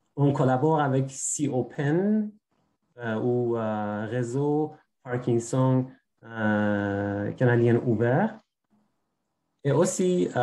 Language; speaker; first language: French; non-native, fluent; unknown